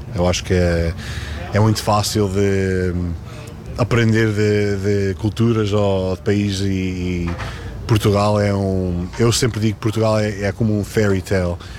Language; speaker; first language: Portuguese; early bilingual, heritage; Portuguese